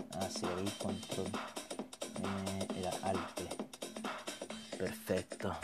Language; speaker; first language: Spanish; native; Spanish